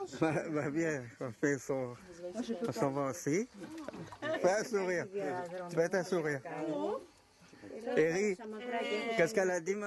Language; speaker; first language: French; native; French